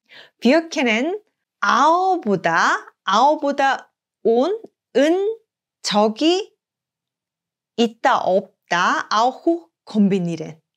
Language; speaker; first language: German; non-native, fluent; Korean